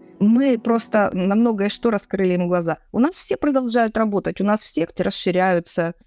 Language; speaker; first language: Russian; native; Russian